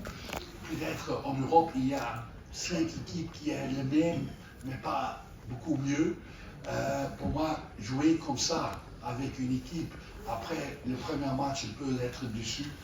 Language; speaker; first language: French; non-native, learner; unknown